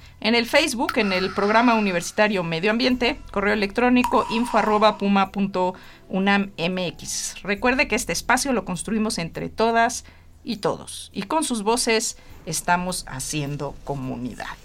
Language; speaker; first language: Spanish; native; Spanish